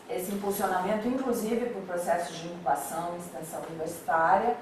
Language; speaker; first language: Portuguese; native; Portuguese